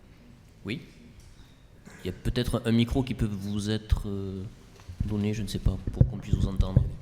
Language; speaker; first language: French; native; French